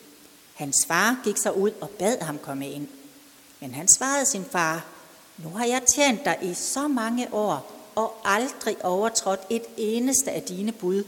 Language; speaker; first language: Danish; native; Danish